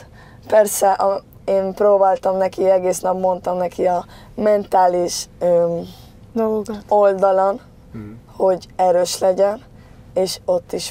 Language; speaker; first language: Hungarian; early bilingual, heritage; Spanish